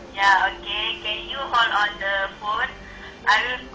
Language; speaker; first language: English; non-native, learner; Malay